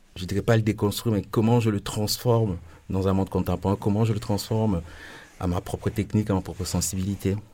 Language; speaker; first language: French; non-native, local second language; Lingala